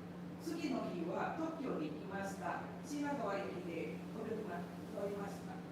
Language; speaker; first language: Japanese; non-native, learner; Indonesian